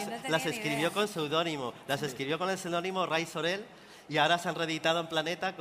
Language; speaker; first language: Spanish; native; Spanish